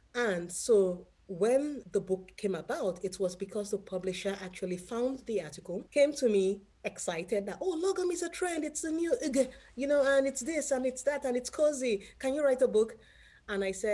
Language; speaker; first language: English; non-native, local second language; Yoruba